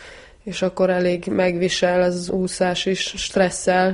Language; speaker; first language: Hungarian; non-native, fluent; Serbian